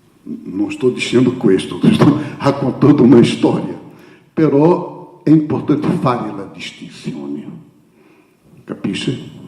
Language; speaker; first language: Italian; non-native, fluent; Portuguese